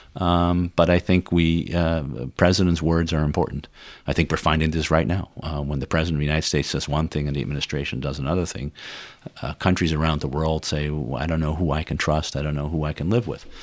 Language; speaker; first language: English; non-native, fluent; Dutch